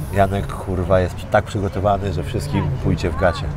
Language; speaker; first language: Polish; early bilingual, other home language; Armenian